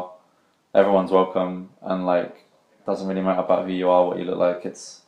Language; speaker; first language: English; native; English